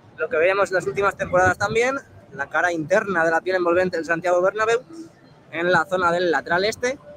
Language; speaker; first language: Spanish; native; Spanish